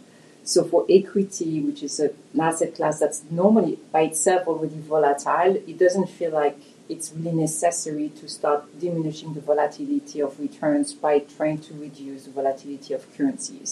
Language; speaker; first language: English; non-native, fluent; French